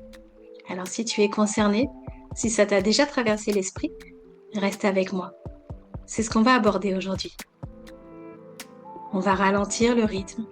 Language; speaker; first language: French; native; French